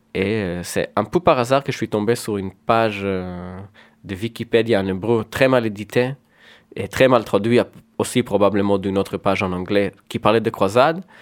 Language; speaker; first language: French; non-native, fluent; Hebrew